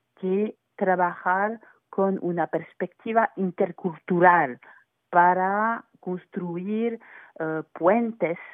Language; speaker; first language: Spanish; non-native, fluent; French